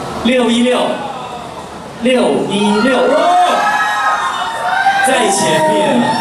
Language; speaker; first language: Chinese; native; Chinese